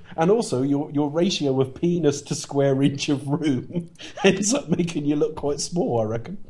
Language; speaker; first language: English; native; English